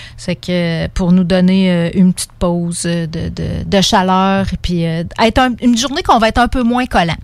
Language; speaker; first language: French; native; French